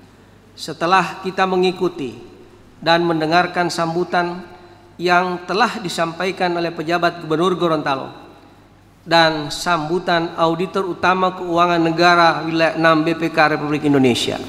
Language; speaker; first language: Indonesian; native; Indonesian